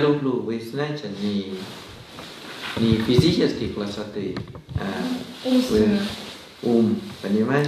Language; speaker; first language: Russian; non-native, fluent; Thai